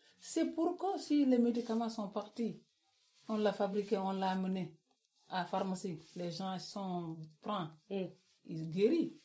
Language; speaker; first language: French; non-native, local second language; Wolof